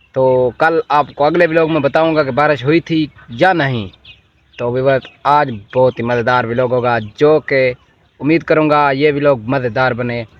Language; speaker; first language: Urdu; non-native, local second language; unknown